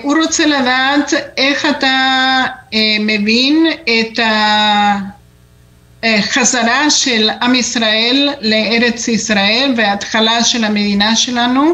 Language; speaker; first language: Hebrew; non-native, fluent; Spanish